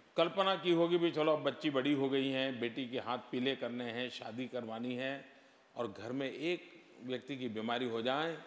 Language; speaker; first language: Hindi; non-native, local second language; Gujarati